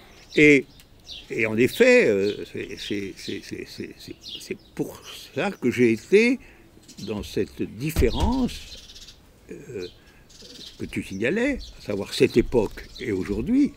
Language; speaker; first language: French; native; French